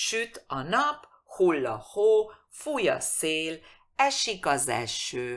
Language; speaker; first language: Hungarian; non-native, fluent; Spanish